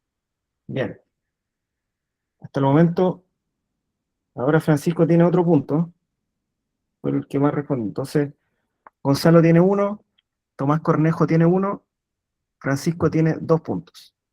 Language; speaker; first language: Spanish; native; Spanish